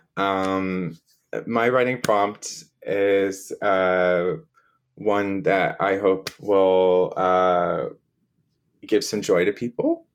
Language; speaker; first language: English; native; English